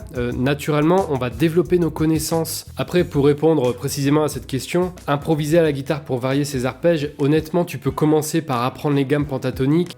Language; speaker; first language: French; native; French